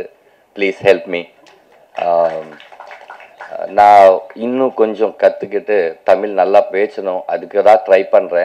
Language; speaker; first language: Tamil; non-native, local second language; Telugu